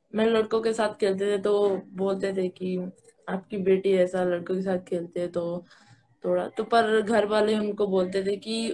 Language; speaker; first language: Hindi; native; Hindi